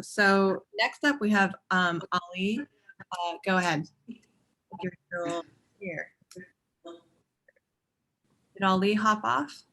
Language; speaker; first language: English; native; English